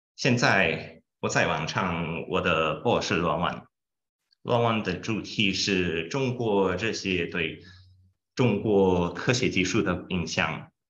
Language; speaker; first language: Chinese; non-native, fluent; Portuguese